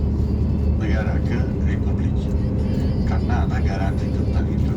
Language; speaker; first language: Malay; non-native, fluent; Turkish